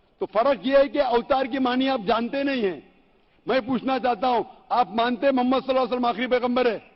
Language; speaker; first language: Hindi; non-native, local second language; Konkani